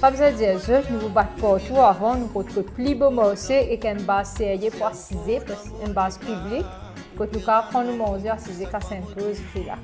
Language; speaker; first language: French; non-native, local second language; Morisyen